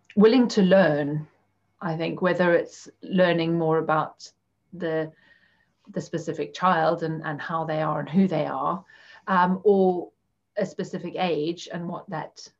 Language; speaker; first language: English; native; English